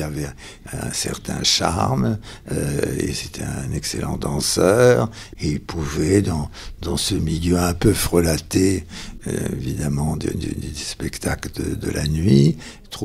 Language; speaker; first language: French; native; French